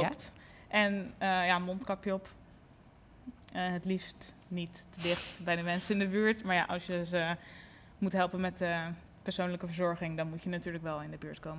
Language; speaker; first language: Dutch; native; Dutch